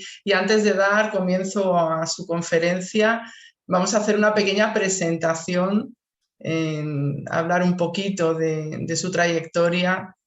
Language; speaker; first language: Spanish; native; Spanish